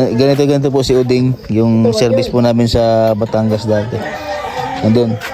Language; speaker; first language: Filipino; non-native, local second language; Cebuano